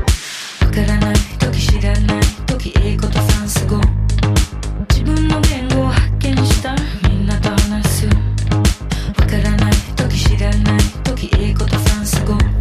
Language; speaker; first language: Japanese; non-native, learner; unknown